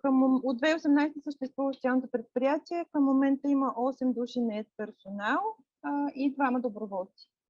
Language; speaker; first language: Bulgarian; native; Bulgarian